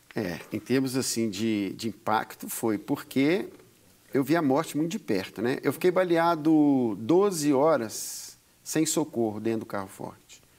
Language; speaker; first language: Portuguese; native; Portuguese